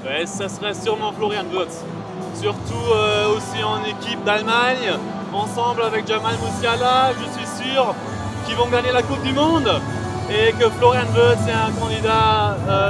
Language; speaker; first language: French; non-native, fluent; German